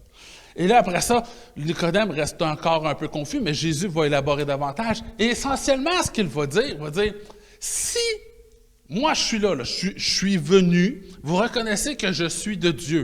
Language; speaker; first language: French; native; French